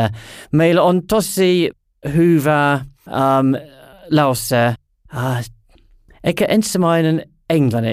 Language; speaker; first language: Finnish; non-native, learner; English